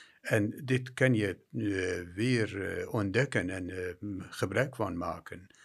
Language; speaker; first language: Dutch; non-native, fluent; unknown